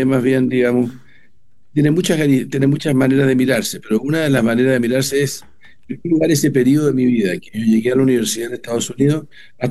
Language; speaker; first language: Spanish; native; Spanish